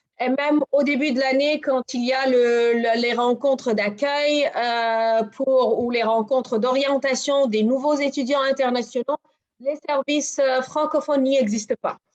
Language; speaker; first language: French; non-native, local second language; Arabic